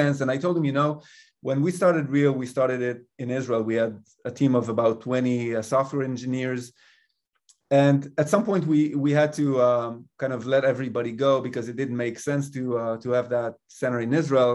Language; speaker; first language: English; non-native, fluent; Hebrew